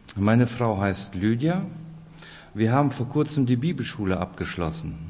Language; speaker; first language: German; early bilingual, other home language; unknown